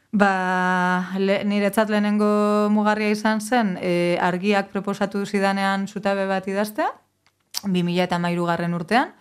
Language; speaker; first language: Basque; native; Basque